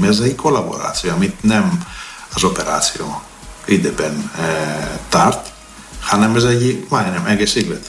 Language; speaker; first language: Hungarian; non-native, learner; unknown